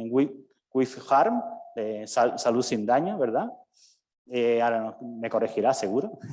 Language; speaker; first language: Spanish; native; Spanish